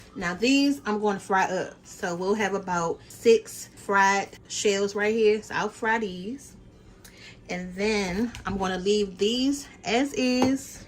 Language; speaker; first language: English; native; English